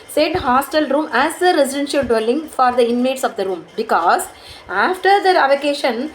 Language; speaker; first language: English; non-native, local second language; Tamil